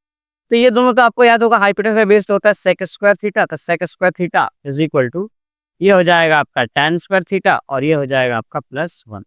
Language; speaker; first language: Hindi; non-native, local second language; Gujarati